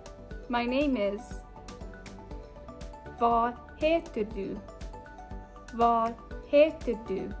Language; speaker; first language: Swedish; non-native, learner; English